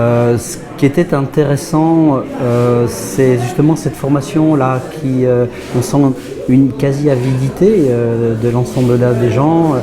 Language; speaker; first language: French; native; French